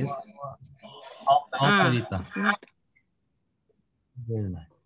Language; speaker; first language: Russian; non-native, fluent; Korean